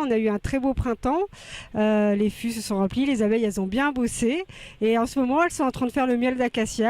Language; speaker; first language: French; native; French